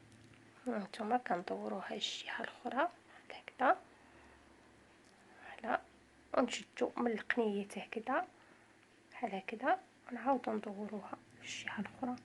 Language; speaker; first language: Arabic; native; Arabic